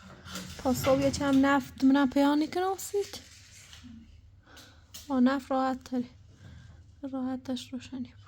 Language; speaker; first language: Persian; native; Persian